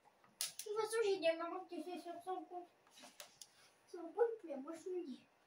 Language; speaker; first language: French; native; French